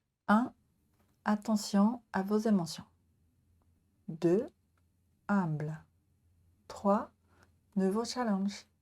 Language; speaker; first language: French; non-native, learner; Japanese